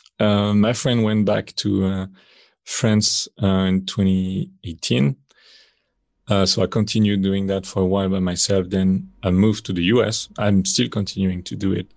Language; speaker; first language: English; non-native, fluent; French